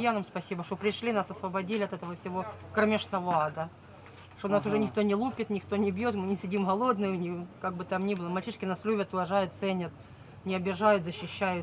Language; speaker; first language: Russian; native; Russian